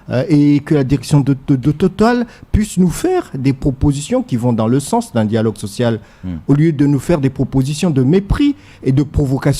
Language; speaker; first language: French; non-native, local second language; Comorian